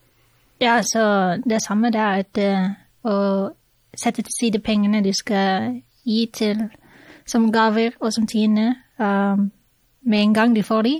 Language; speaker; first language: Norwegian; non-native, fluent; English